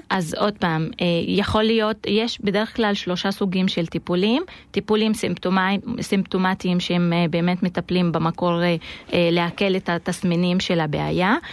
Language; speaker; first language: Hebrew; non-native, local second language; Arabic